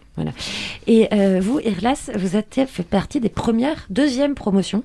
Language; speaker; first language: French; native; French